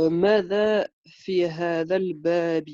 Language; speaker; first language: Arabic; non-native, learner; French